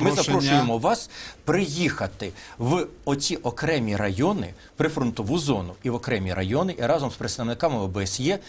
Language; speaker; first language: Ukrainian; native; Ukrainian